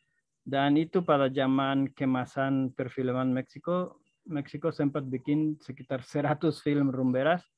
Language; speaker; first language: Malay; non-native, fluent; Spanish